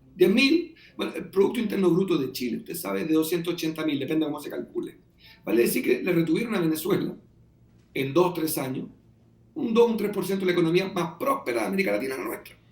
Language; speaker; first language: Spanish; native; Spanish